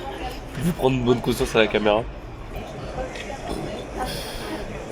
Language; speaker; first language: French; native; French